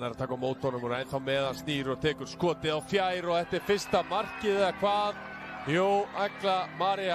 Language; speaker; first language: Icelandic; native; Icelandic